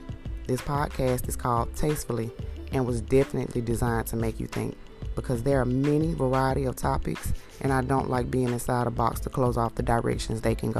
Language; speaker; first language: English; native; English